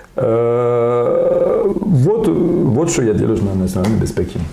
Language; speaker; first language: Ukrainian; non-native, learner; French